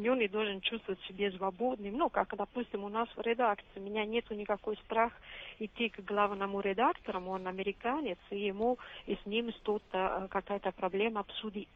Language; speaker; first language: Russian; non-native, fluent; Italian